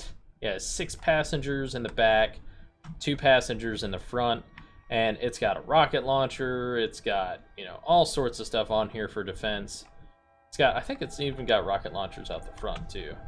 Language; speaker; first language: English; native; English